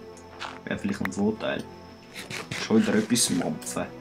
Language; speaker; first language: German; native; German